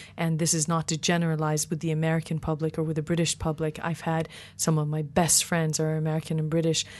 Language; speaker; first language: English; early bilingual, other home language; Persian